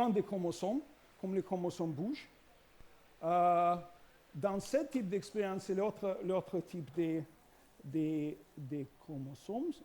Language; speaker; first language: French; non-native, learner; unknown